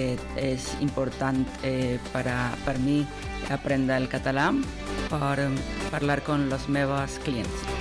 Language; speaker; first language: Catalan; non-native, learner; Spanish